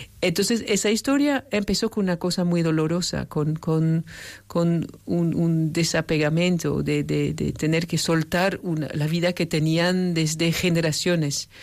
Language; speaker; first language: Spanish; non-native, fluent; French